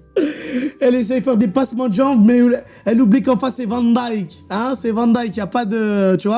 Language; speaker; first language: French; native; French